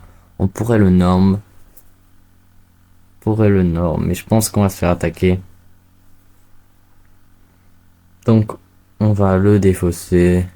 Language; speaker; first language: French; native; French